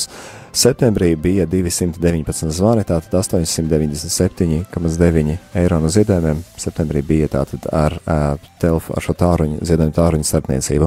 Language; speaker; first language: Latvian; native; Latvian